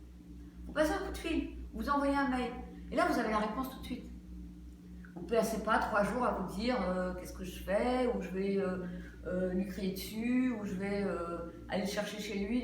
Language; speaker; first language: French; native; French